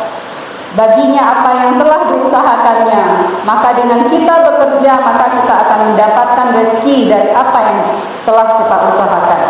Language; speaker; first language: Indonesian; native; Indonesian